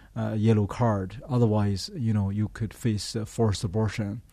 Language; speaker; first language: English; non-native, fluent; Chinese